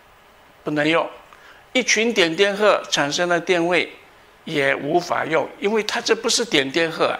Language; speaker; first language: Chinese; native; Chinese